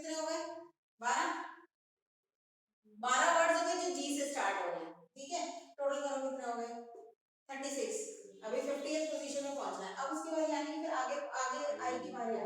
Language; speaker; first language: Hindi; native; Hindi